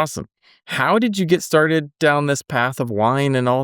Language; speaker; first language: English; native; English